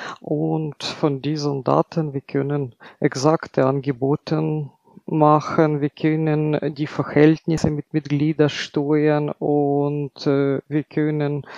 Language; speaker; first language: German; non-native, fluent; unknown